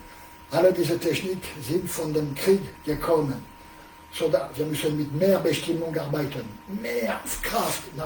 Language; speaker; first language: German; non-native, learner; French